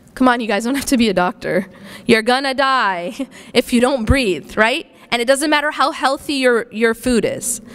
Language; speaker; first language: English; native; English